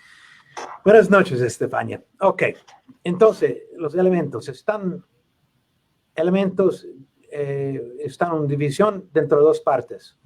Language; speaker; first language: Spanish; non-native, learner; English